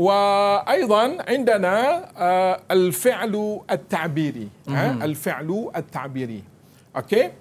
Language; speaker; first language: Arabic; non-native, fluent; Malay